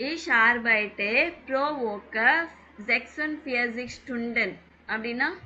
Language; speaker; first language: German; non-native, fluent; Tamil